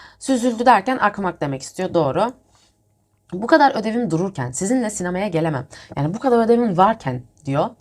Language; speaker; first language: Turkish; native; Turkish